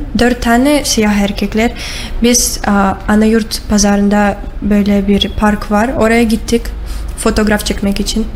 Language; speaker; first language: Turkish; non-native, learner; Russian